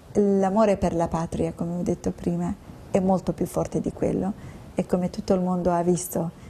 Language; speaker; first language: Italian; non-native, fluent; Kurdish